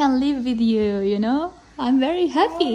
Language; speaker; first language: English; non-native, local second language; Hindi